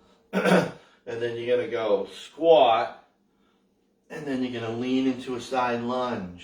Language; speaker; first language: English; native; English